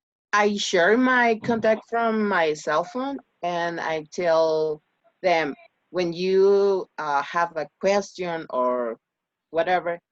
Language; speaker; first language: English; non-native, learner; Spanish